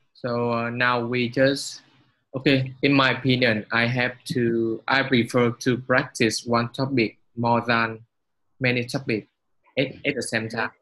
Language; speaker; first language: English; non-native, learner; Vietnamese